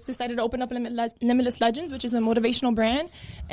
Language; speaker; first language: English; native; English